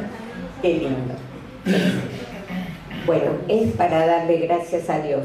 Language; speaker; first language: Spanish; native; Spanish